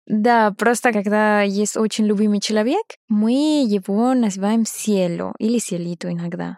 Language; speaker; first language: Russian; non-native, fluent; Spanish